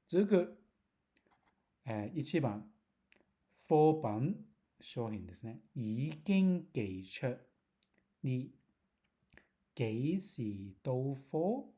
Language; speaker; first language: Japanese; non-native, learner; Cantonese